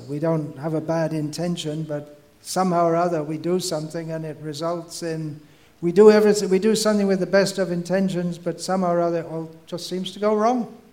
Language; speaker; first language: English; native; English